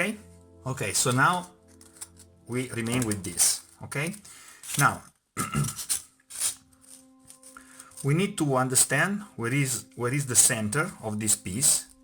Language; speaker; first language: English; non-native, fluent; Italian